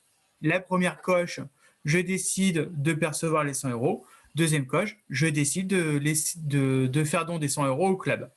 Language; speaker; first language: French; native; French